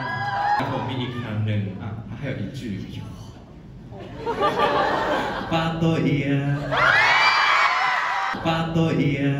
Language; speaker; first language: Chinese; non-native, learner; Thai